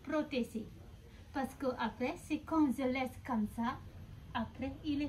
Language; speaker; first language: French; non-native, fluent; Balinese